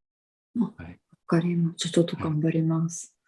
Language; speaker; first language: Japanese; non-native, fluent; Russian